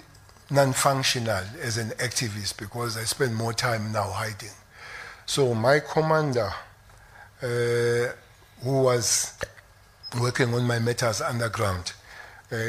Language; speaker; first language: English; non-native, local second language; Zulu